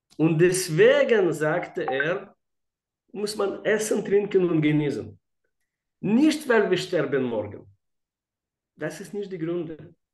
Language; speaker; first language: German; non-native, fluent; Russian